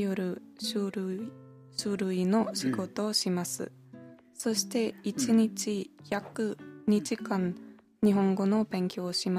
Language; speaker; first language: Japanese; non-native, learner; German